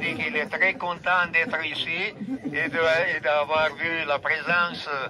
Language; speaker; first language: French; non-native, fluent; Italian